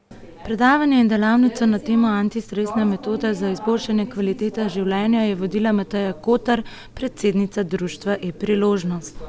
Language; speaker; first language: Slovenian; native; Slovenian